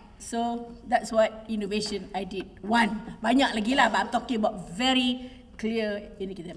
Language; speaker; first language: English; non-native, local second language; Malay